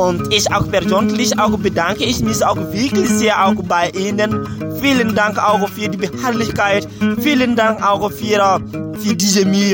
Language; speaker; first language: German; non-native, learner; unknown